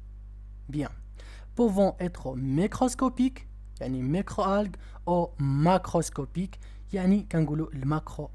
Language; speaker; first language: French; non-native, local second language; Arabic